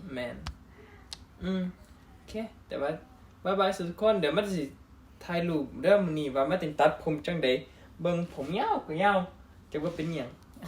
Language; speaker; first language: Thai; native; Thai